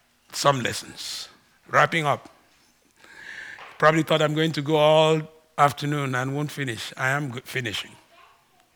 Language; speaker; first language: English; non-native, local second language; Ibibio